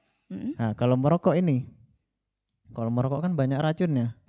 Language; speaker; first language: Indonesian; native; Indonesian